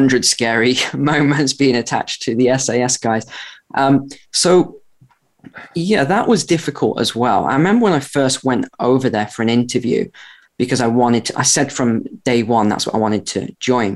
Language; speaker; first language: English; native; English